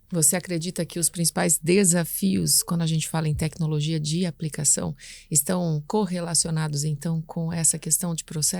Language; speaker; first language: Portuguese; native; Portuguese